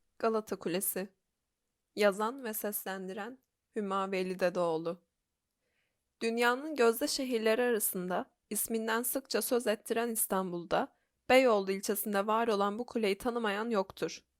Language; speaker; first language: Turkish; native; Turkish